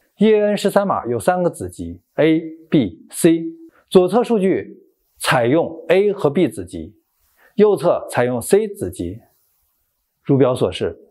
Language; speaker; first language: Chinese; native; Chinese